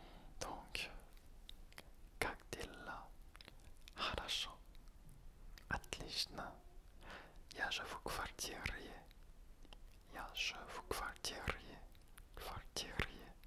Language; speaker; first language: Russian; non-native, learner; French